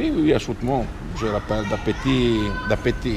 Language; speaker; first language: French; non-native, fluent; Italian